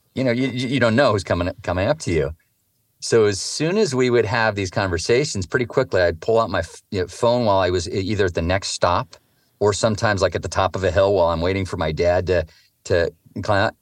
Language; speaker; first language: English; native; English